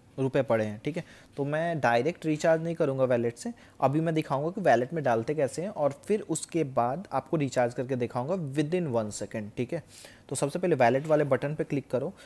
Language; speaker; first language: Hindi; native; Hindi